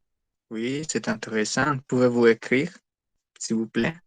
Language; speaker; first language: French; non-native, learner; Spanish